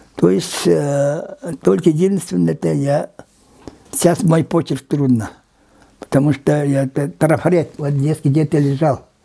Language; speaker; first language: Russian; non-native, local second language; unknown